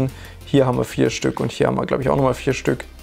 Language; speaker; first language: German; native; German